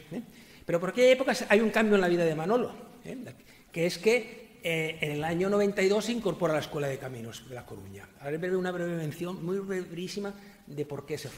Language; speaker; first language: Spanish; native; Spanish